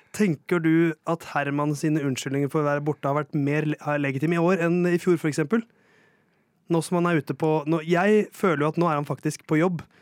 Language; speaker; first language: Norwegian; native; Norwegian